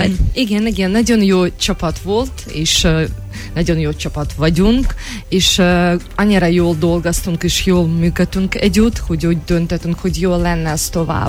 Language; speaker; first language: Hungarian; non-native, fluent; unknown